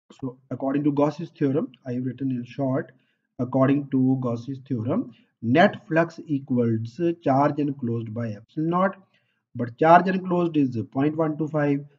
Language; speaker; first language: English; non-native, local second language; Punjabi